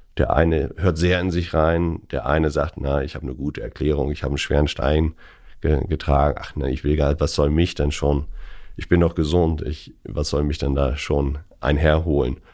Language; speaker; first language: German; native; German